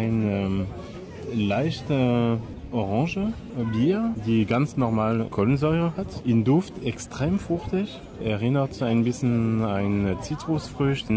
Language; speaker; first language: German; non-native, fluent; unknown